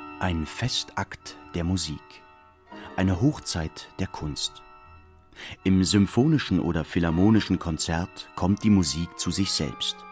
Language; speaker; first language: German; native; German